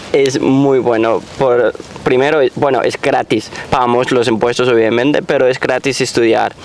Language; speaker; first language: Spanish; non-native, fluent; Danish